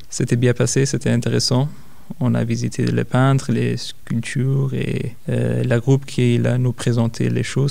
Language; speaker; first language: French; non-native, fluent; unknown